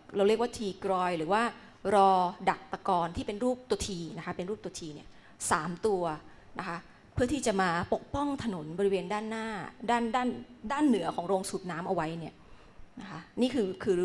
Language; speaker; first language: Thai; native; Thai